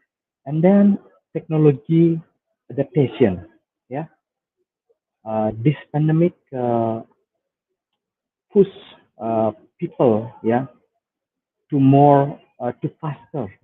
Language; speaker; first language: English; non-native, fluent; Indonesian